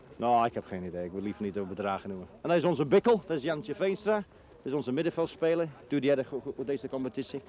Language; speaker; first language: Dutch; non-native, fluent; English